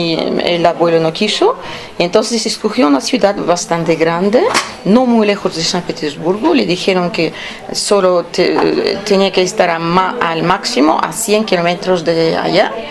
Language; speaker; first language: Spanish; non-native, fluent; Russian